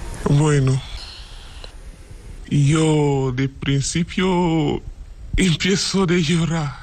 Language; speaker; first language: Spanish; non-native, learner; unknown